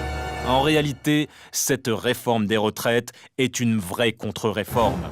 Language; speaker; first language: French; native; French